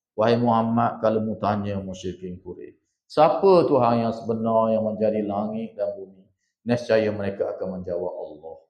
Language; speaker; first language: Malay; native; Malay